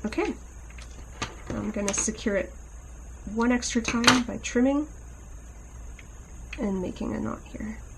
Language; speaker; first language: English; native; English